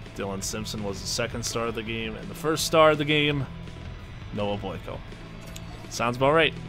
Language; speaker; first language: English; native; English